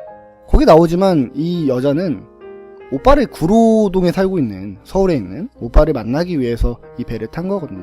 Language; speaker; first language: Korean; native; Korean